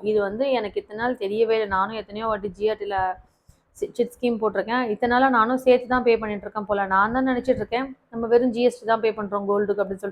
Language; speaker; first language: Tamil; native; Tamil